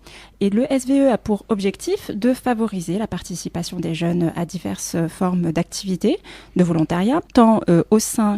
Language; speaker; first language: French; native; French